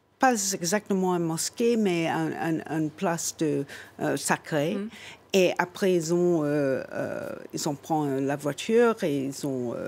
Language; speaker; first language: French; non-native, fluent; English